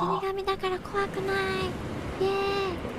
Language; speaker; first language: Japanese; native; Japanese